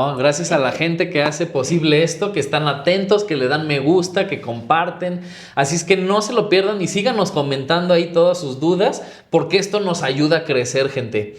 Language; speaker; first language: Spanish; native; Spanish